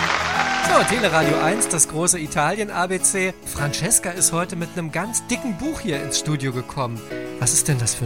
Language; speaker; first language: German; native; German